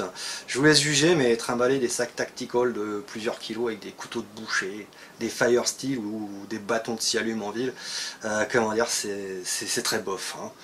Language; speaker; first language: French; native; French